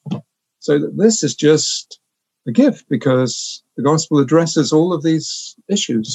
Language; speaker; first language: English; native; English